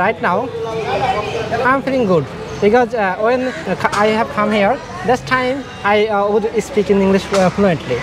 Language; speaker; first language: English; non-native, learner; Bangla